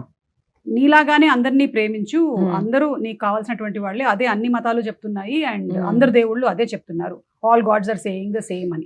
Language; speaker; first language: Telugu; native; Telugu